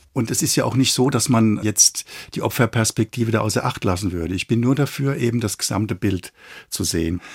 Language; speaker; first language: German; native; German